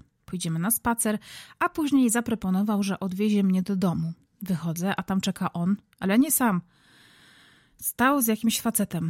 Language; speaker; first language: Polish; native; Polish